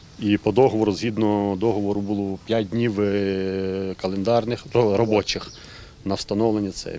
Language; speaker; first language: Ukrainian; native; Ukrainian